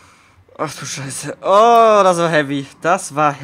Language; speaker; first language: German; native; German